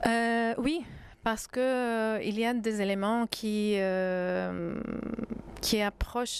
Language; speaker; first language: French; non-native, fluent; Greek